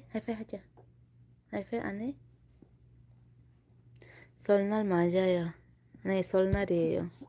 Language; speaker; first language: Korean; non-native, fluent; Tajik